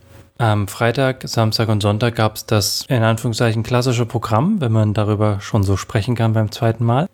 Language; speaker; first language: German; native; German